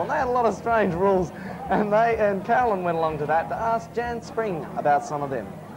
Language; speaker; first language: English; native; English